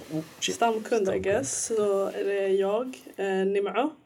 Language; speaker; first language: Swedish; early bilingual, other home language; Somali